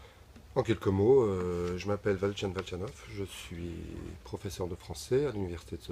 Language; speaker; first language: French; non-native, fluent; Bulgarian